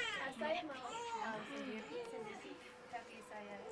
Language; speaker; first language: Indonesian; non-native, learner; English